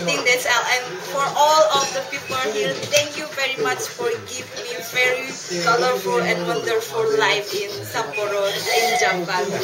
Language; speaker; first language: English; non-native, learner; Indonesian